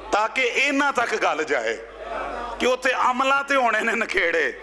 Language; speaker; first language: Urdu; non-native, local second language; Punjabi